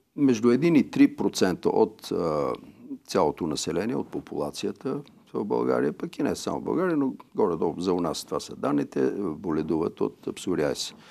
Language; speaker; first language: Bulgarian; native; Bulgarian